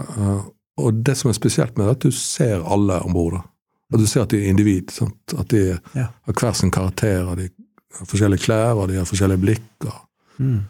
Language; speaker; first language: Norwegian; native; Norwegian